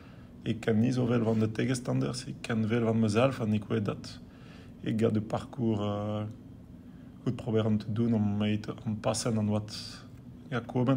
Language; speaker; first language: Dutch; non-native, local second language; French